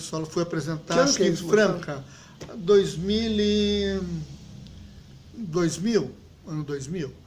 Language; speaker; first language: Portuguese; native; Portuguese